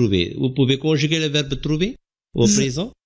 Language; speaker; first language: French; non-native, fluent; Tamil